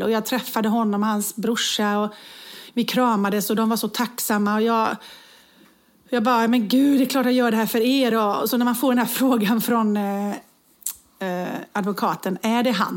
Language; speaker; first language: Swedish; native; Swedish